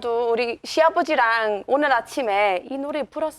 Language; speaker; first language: Korean; non-native, fluent; English